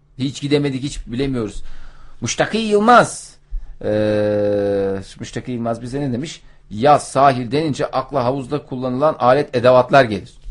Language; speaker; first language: Turkish; native; Turkish